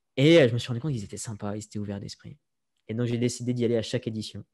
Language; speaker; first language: French; native; French